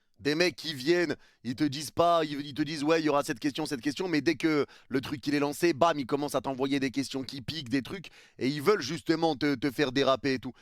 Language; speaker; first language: French; early bilingual, other home language; Arabic